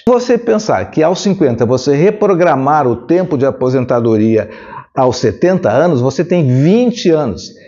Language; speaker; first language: Portuguese; native; Portuguese